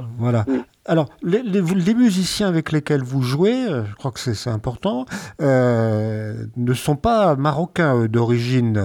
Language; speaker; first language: French; native; French